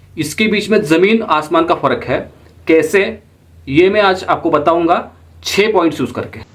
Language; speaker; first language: Hindi; non-native, local second language; Marathi